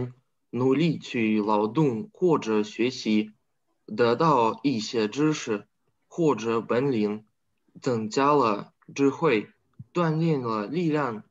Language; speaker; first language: Chinese; non-native, learner; Russian